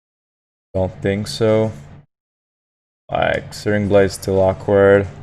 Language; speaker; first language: English; non-native, fluent; French